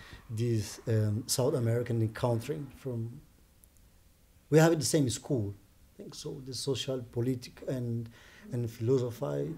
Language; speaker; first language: English; non-native, learner; Portuguese